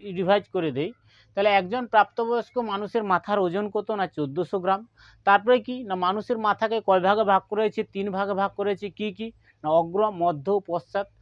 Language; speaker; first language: Bangla; non-native, local second language; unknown